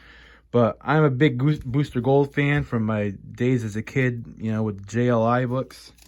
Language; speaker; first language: English; native; English